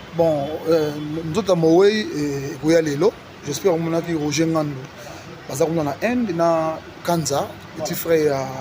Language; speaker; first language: Lingala; native; Lingala